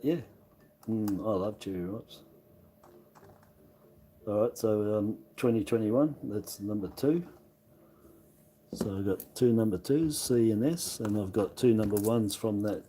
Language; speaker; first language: English; native; English